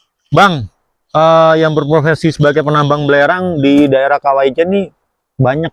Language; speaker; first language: Indonesian; native; Indonesian